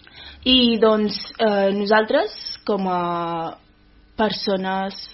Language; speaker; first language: Catalan; early bilingual, other home language; Wolof